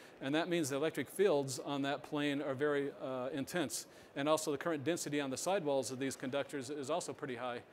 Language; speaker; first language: English; native; English